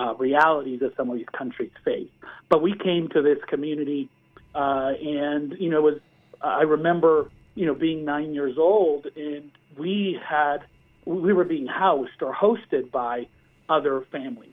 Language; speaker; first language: English; early bilingual, other home language; Spanish